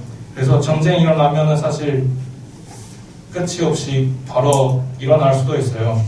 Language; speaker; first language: Korean; non-native, learner; Chinese